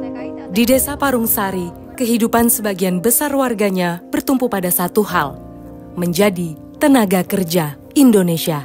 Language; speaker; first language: Indonesian; native; Indonesian